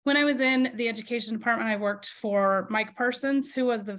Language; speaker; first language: English; native; English